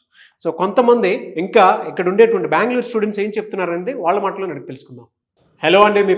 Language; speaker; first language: Telugu; native; Telugu